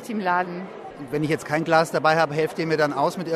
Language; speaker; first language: German; native; German